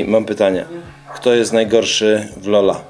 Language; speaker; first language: Polish; native; Polish